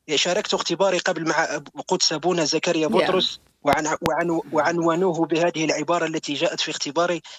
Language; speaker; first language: Arabic; non-native, local second language; Berber languages